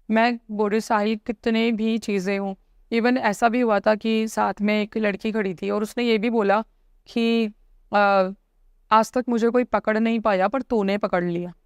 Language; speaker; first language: Hindi; native; Hindi